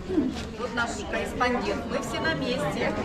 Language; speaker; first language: Russian; native; Russian